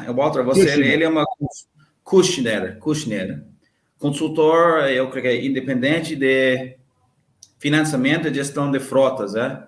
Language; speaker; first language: Portuguese; non-native, learner; English